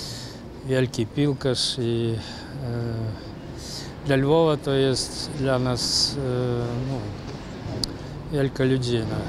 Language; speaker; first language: Polish; non-native, learner; Ukrainian